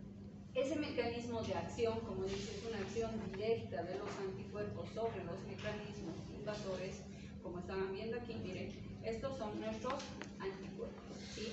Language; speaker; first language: Spanish; native; Spanish